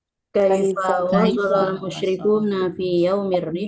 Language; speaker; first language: Arabic; non-native, learner; Indonesian